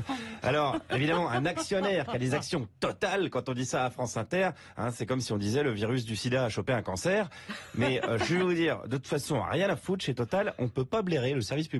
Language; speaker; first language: French; native; French